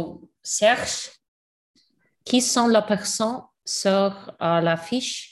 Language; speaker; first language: French; non-native, learner; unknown